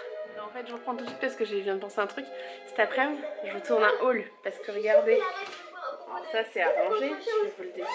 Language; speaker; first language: French; native; French